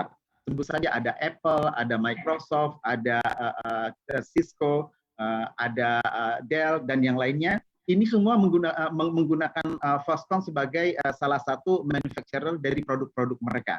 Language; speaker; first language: Indonesian; native; Indonesian